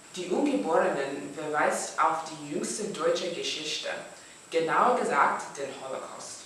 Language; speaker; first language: German; non-native, learner; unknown